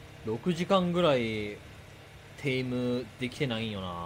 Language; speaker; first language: Japanese; native; Japanese